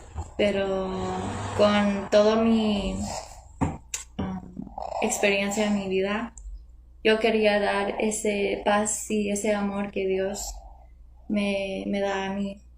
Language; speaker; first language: Spanish; non-native, learner; English